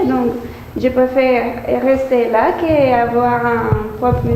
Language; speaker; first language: French; non-native, learner; Spanish